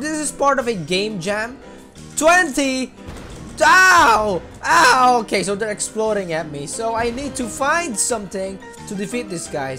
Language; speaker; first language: English; non-native, local second language; Filipino